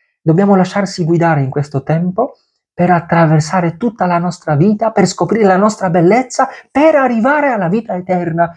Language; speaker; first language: Italian; non-native, fluent; Polish